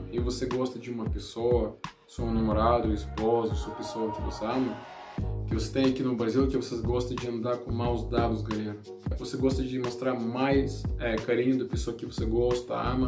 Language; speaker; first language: Portuguese; non-native, learner; Russian